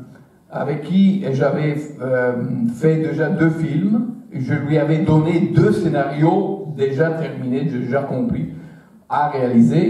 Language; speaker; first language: French; non-native, fluent; Italian